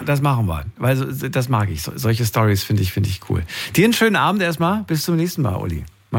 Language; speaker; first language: German; native; German